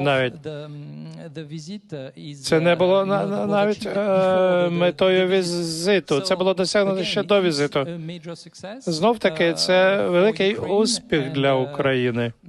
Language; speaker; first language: Ukrainian; non-native, fluent; French